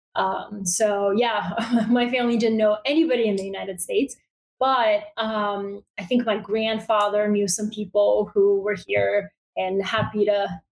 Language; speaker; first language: English; early bilingual, other home language; Bulgarian